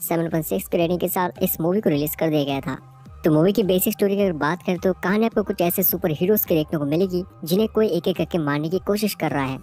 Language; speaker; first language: Hindi; native; Hindi